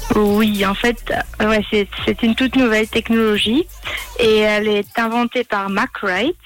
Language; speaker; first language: French; early bilingual, heritage; German